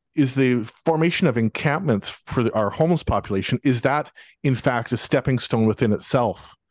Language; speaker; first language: English; native; English